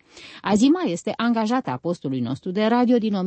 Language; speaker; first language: Romanian; native; Romanian